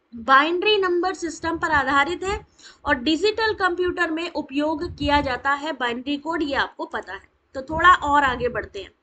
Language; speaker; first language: Hindi; native; Hindi